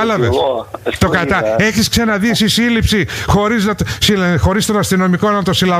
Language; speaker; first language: Greek; native; Greek